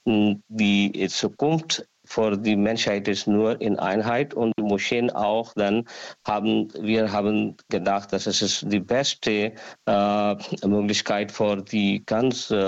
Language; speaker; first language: German; non-native, learner; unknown